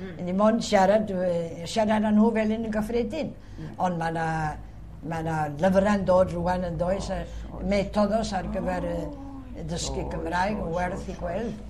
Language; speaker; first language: Welsh; early bilingual, heritage; Welsh